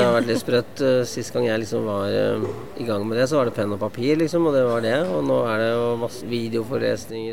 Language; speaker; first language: Norwegian; native; Norwegian